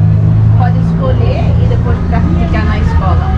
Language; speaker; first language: Portuguese; early bilingual, heritage; Portuguese